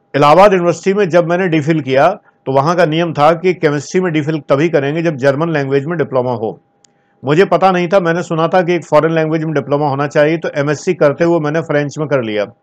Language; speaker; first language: Hindi; native; Hindi